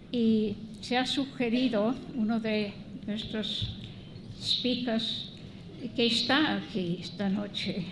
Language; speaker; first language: Spanish; non-native, fluent; English